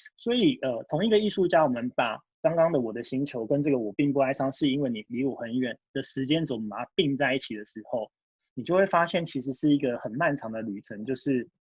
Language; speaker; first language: Chinese; early bilingual, heritage; Japanese